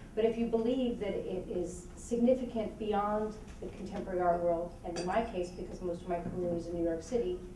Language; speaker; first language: English; native; English